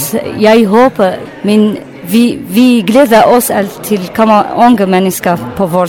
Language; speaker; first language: Danish; non-native, learner; Arabic